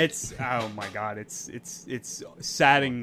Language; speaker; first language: English; native; English